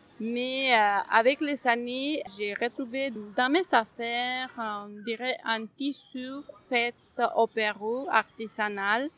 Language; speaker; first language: French; non-native, fluent; Spanish